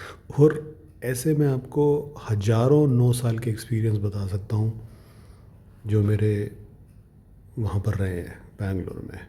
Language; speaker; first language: Hindi; native; Hindi